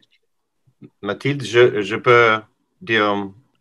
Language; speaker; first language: French; non-native, learner; English